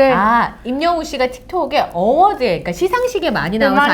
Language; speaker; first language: Korean; native; Korean